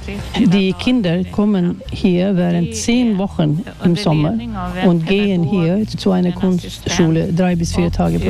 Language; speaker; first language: German; non-native, fluent; Swedish